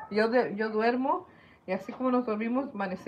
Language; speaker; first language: Spanish; early bilingual, heritage; Spanish